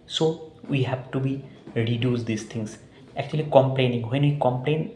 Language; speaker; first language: English; non-native, local second language; Bangla